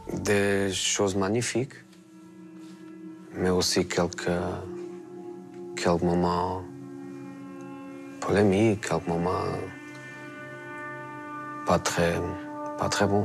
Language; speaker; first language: French; non-native, fluent; Portuguese